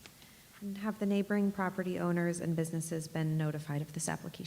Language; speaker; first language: English; native; English